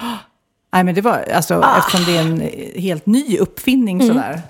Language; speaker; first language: Swedish; native; Swedish